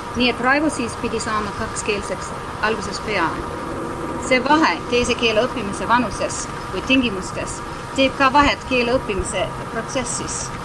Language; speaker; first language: Estonian; non-native, fluent; English